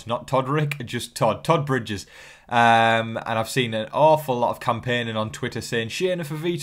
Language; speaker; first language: English; native; English